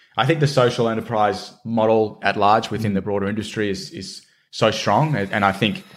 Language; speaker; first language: English; native; English